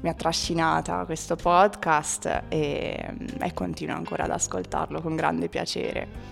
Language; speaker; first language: Italian; non-native, fluent; English